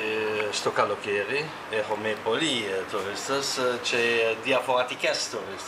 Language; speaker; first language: Greek; non-native, fluent; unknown